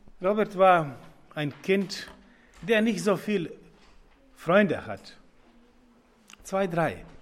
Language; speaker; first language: German; non-native, learner; Croatian